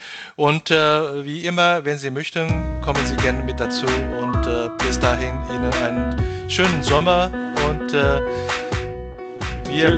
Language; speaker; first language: German; non-native, fluent; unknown